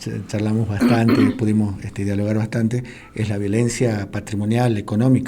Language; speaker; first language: Spanish; native; Spanish